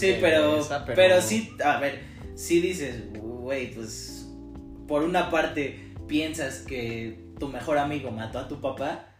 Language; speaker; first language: Spanish; native; Spanish